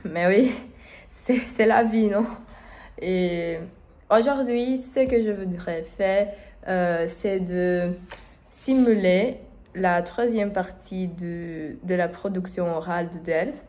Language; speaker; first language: French; non-native, learner; Portuguese